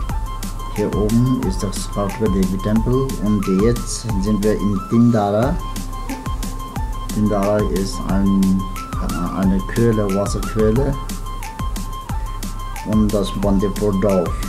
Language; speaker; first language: German; non-native, fluent; Nepali